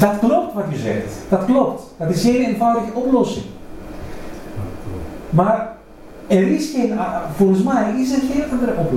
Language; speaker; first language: Dutch; non-native, fluent; Greek